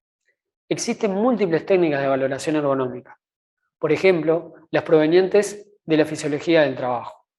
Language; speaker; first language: Spanish; native; Spanish